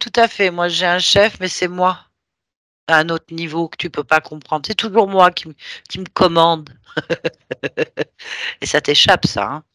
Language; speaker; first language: French; native; French